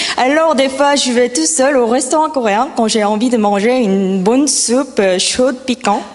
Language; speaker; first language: French; non-native, fluent; Korean